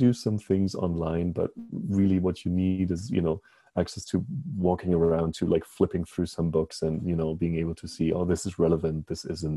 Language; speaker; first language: English; non-native, fluent; German